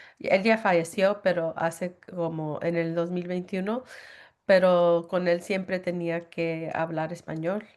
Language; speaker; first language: Spanish; early bilingual, heritage; Spanish